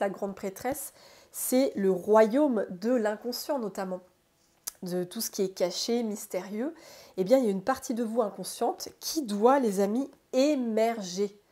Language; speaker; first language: French; native; French